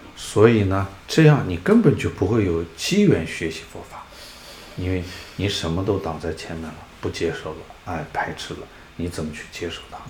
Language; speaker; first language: Chinese; non-native, local second language; Tibetan